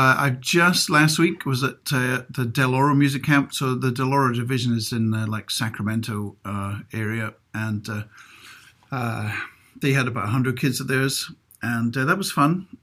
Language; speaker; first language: English; native; English